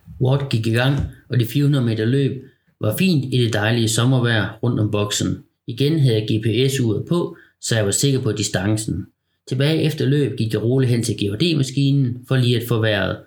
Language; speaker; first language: Danish; native; Danish